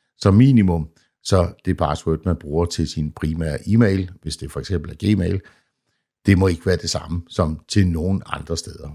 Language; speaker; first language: Danish; native; Danish